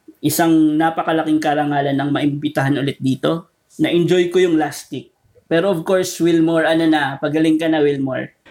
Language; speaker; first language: Filipino; non-native, local second language; Hiligaynon